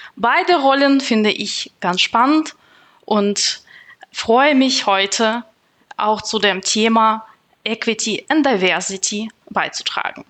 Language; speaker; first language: German; non-native, fluent; Russian